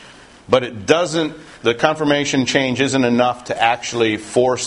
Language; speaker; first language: English; native; English